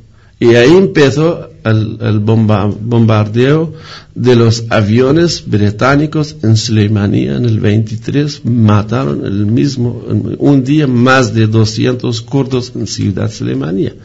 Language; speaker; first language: Spanish; non-native, fluent; Kurdish